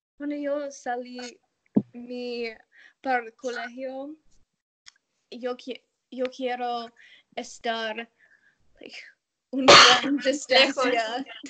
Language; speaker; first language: Spanish; non-native, learner; English